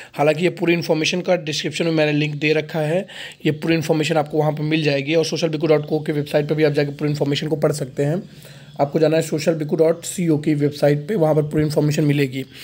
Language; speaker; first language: Hindi; native; Hindi